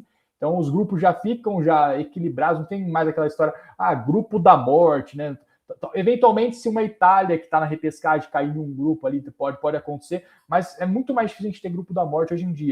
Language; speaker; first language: Portuguese; native; Portuguese